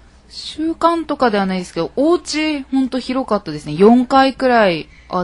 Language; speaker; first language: Japanese; native; Japanese